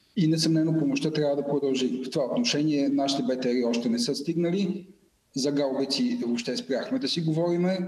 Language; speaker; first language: Bulgarian; native; Bulgarian